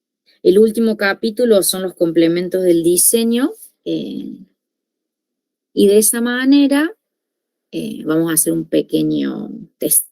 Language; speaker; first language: Spanish; native; Spanish